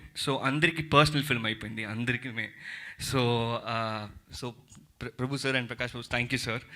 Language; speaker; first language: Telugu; early bilingual, heritage; Telugu